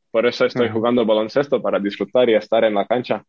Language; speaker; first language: Spanish; non-native, fluent; Estonian